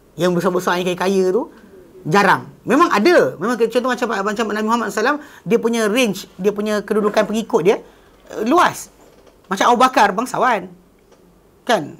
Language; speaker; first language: Malay; native; Malay